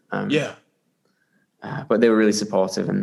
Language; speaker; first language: English; native; English